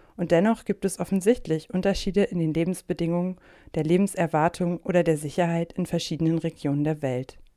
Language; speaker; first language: German; native; German